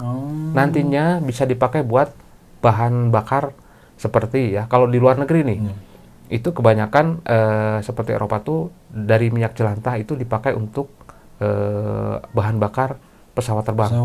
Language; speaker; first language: Indonesian; non-native, local second language; Sundanese